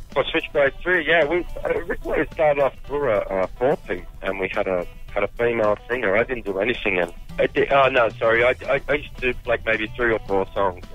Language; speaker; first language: English; native; English